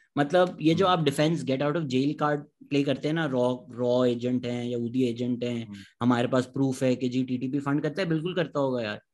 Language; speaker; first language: Urdu; native; Urdu